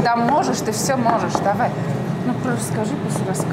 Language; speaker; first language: Russian; non-native, fluent; Armenian